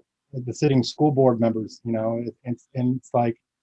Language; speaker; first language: English; early bilingual, other home language; Filipino